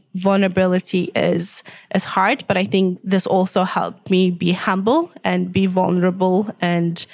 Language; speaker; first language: English; non-native, fluent; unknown